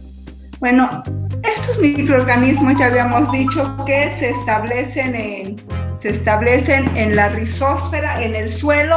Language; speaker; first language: Spanish; native; Spanish